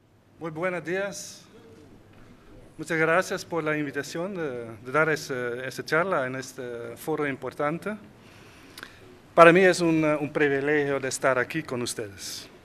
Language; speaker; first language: Spanish; non-native, fluent; Dutch